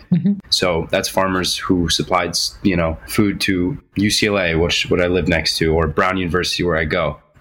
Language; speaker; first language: English; native; English